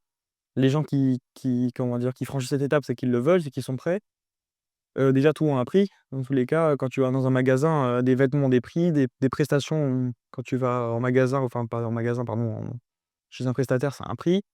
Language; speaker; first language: French; native; French